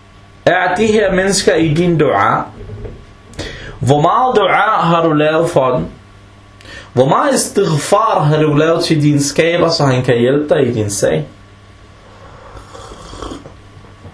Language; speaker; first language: Danish; early bilingual, other home language; Arabic